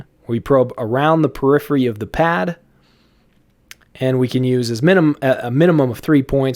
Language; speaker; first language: English; native; English